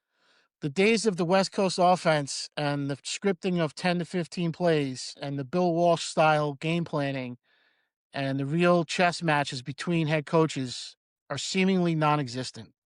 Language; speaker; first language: English; native; English